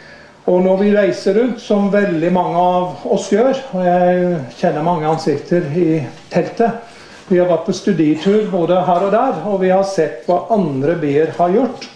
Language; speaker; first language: Norwegian; non-native, fluent; English